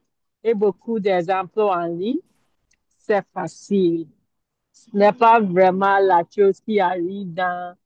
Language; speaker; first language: French; non-native, learner; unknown